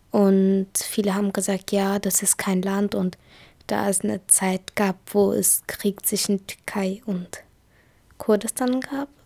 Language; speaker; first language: German; early bilingual, other home language; Kurdish